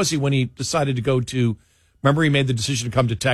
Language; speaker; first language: English; native; English